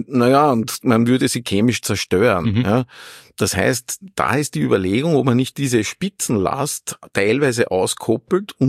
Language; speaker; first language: German; native; German